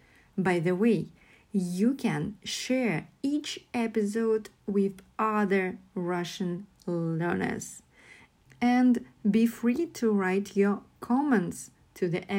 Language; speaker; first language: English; non-native, fluent; Russian